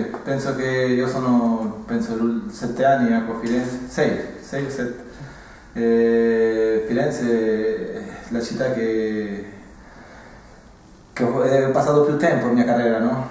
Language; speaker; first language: Italian; non-native, fluent; Spanish